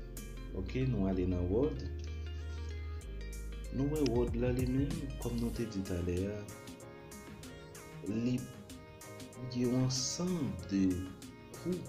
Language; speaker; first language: French; non-native, learner; Haitian Creole